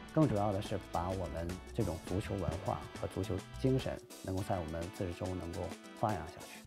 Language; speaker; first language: Chinese; native; Chinese